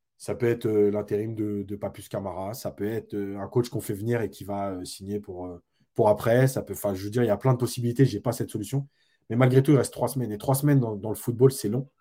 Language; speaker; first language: French; native; French